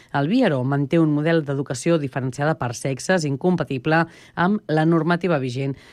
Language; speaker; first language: Catalan; native; Catalan